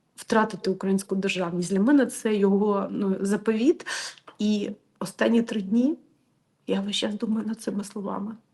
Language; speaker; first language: Ukrainian; native; Ukrainian